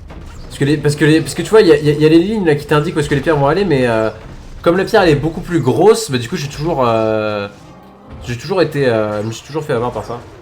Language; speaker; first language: French; native; French